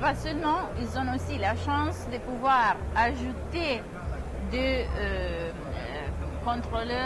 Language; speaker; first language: French; non-native, fluent; Italian